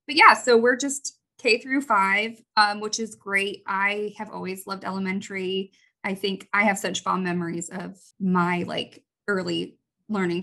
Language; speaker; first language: English; native; English